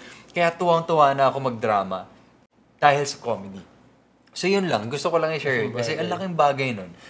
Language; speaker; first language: Filipino; native; Filipino